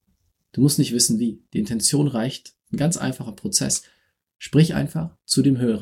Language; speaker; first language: German; native; German